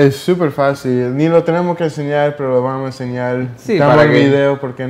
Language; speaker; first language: Spanish; early bilingual, heritage; Spanish